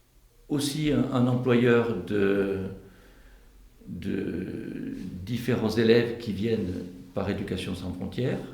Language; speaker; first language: French; native; French